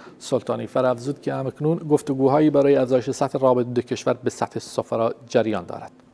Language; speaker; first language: Persian; non-native, local second language; Central Kurdish